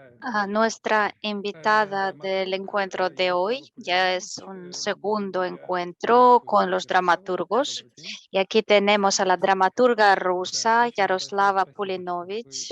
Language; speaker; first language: Spanish; non-native, fluent; Russian